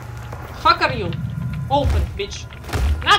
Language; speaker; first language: English; non-native, learner; Russian